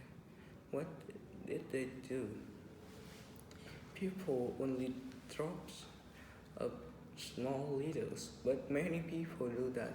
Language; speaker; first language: English; non-native, learner; Vietnamese